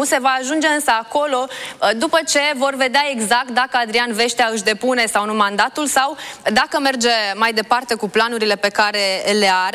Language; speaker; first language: Romanian; native; Romanian